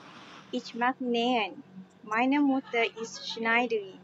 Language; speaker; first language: German; non-native, learner; Malay